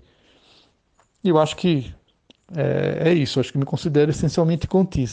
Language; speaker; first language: Portuguese; native; Portuguese